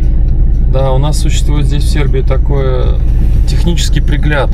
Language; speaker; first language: Russian; native; Russian